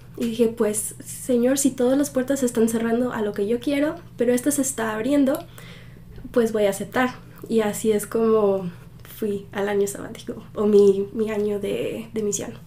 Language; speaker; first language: Spanish; early bilingual, heritage; Spanish